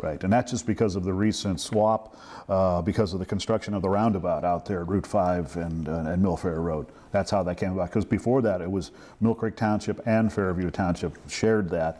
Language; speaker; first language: English; native; English